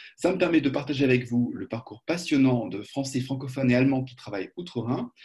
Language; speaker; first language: French; native; French